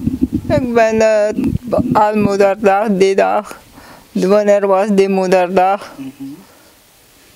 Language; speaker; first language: Dutch; non-native, local second language; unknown